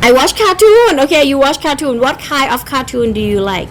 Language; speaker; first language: English; non-native, fluent; Thai